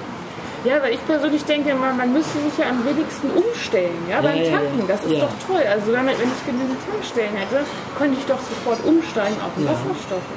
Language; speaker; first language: German; native; German